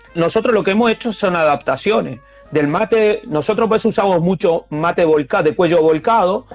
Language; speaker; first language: Spanish; native; Spanish